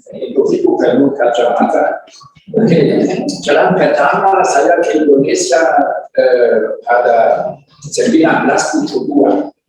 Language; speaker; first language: Indonesian; non-native, learner; German